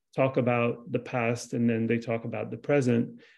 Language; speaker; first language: English; early bilingual, other home language; Arabic